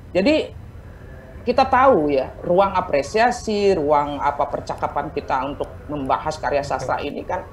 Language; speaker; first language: Indonesian; native; Indonesian